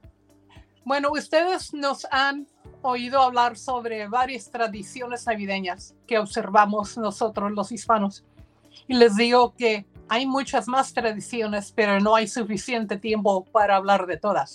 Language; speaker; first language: Spanish; early bilingual, heritage; Spanish